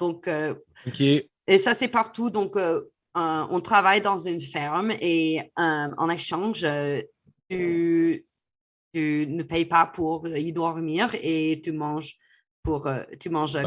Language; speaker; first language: French; non-native, fluent; English